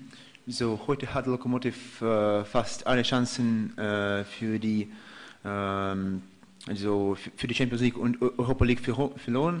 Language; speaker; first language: German; non-native, fluent; Russian